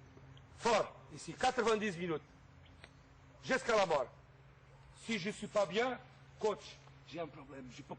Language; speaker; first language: French; non-native, fluent; Portuguese